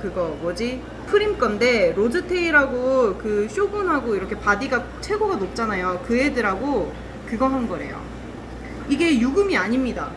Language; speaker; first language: Korean; native; Korean